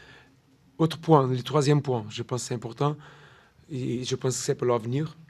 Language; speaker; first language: French; non-native, learner; Portuguese